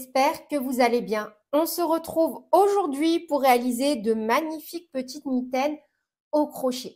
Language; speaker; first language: French; native; French